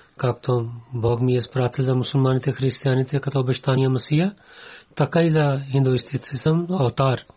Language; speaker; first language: Bulgarian; non-native, learner; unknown